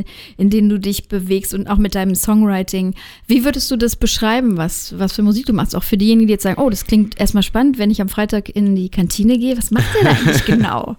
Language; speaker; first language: German; native; German